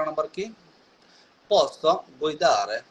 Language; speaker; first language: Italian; non-native, learner; Bangla